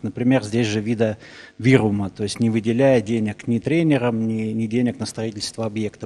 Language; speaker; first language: Russian; native; Russian